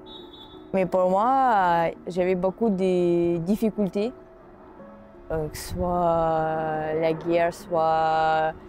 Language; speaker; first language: French; non-native, fluent; Russian